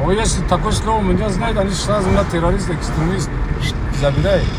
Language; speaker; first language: Russian; non-native, local second language; Tajik